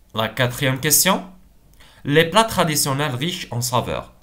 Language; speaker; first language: French; non-native, local second language; Arabic